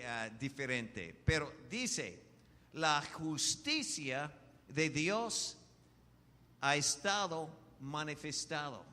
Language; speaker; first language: Spanish; non-native, fluent; English